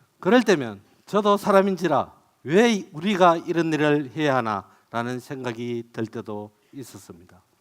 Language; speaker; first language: Korean; native; Korean